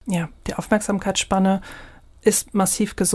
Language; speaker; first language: German; native; German